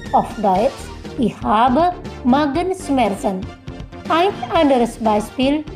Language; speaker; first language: German; non-native, fluent; Indonesian